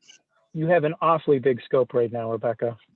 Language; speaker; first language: English; native; English